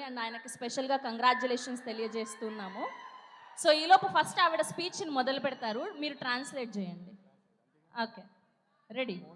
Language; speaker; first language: Telugu; native; Telugu